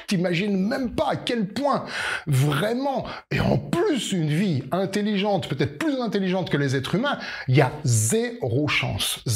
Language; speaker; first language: French; native; French